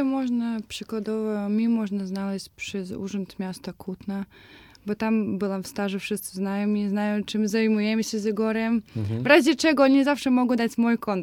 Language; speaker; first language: Polish; non-native, fluent; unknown